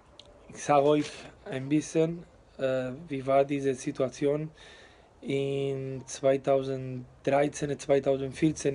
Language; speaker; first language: German; non-native, learner; Spanish